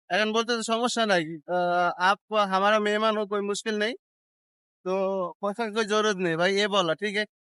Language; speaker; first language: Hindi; non-native, learner; Bangla